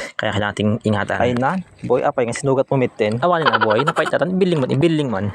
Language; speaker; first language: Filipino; non-native, local second language; Iloko